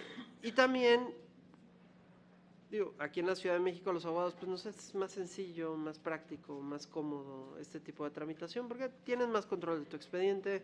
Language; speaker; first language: Spanish; native; Spanish